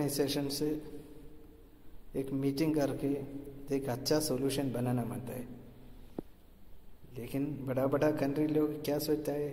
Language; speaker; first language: Hindi; non-native, local second language; Malayalam